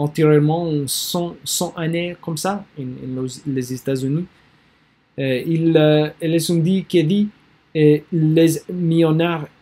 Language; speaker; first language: French; non-native, learner; English